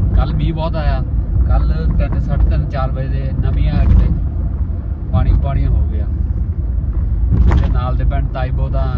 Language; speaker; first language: Punjabi; native; Punjabi